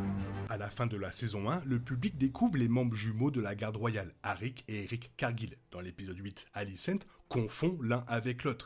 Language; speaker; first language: French; native; French